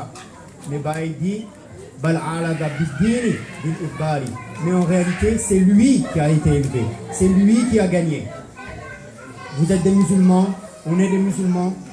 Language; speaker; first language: French; native; French